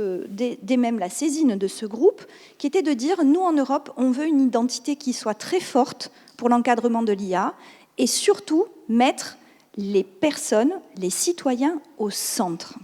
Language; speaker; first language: French; native; French